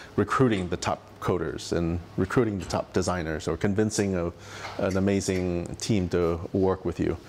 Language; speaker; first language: English; native; English